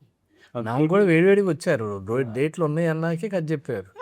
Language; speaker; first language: Telugu; native; Telugu